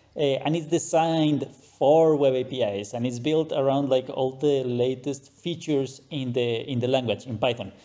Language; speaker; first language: English; non-native, fluent; Spanish